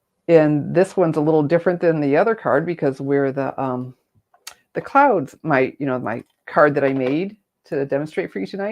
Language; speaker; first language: English; native; English